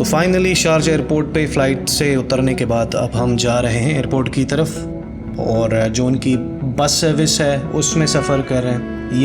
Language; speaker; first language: Urdu; non-native, local second language; Pashto